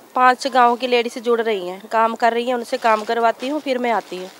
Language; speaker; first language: Hindi; native; Hindi